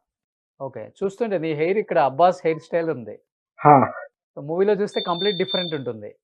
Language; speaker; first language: Telugu; native; Telugu